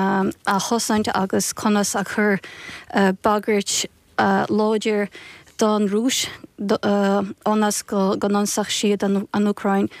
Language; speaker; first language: Irish; non-native, fluent; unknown